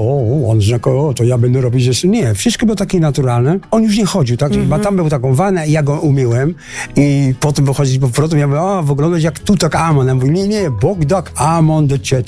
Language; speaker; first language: Polish; non-native, fluent; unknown